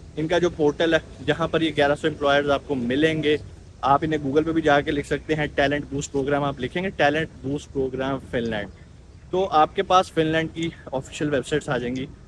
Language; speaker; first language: Urdu; native; Urdu